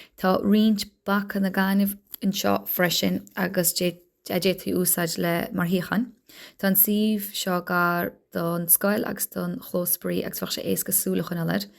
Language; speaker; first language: Irish; native; Irish